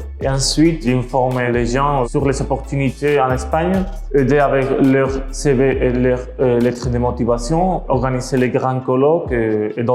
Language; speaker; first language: French; non-native, fluent; Spanish